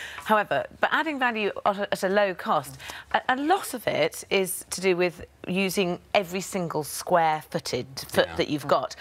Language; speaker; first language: English; native; English